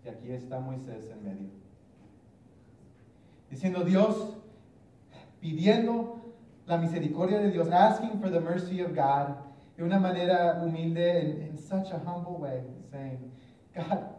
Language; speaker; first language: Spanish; early bilingual, heritage; English